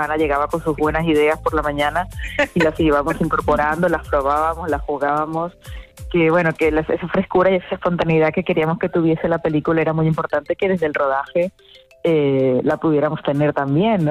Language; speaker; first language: Spanish; native; Spanish